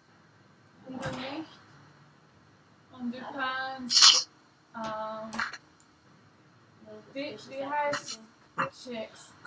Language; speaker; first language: German; non-native, learner; English